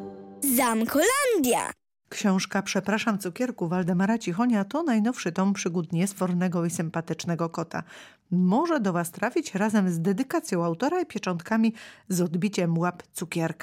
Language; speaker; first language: Polish; native; Polish